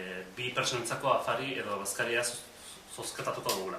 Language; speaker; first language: Basque; native; Basque